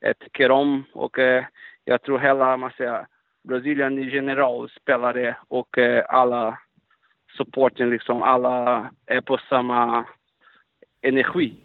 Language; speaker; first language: Swedish; non-native, fluent; Portuguese